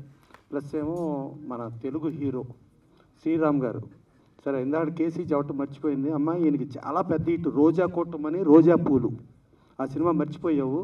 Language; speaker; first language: Telugu; native; Telugu